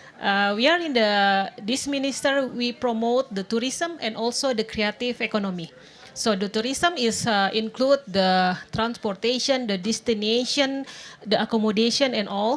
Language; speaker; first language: English; non-native, fluent; Indonesian